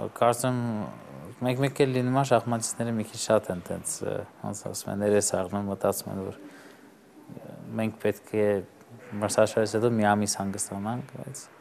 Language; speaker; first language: Armenian; native; Armenian